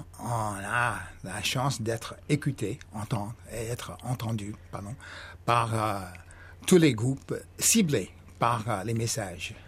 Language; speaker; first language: French; non-native, fluent; English